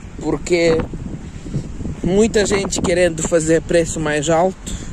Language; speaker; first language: Portuguese; non-native, fluent; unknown